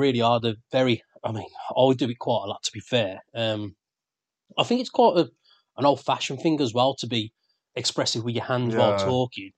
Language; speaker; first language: English; native; English